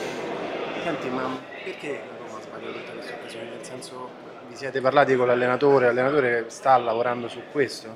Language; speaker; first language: Italian; native; Italian